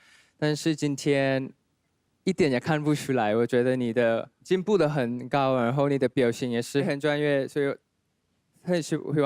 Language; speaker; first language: Chinese; non-native, fluent; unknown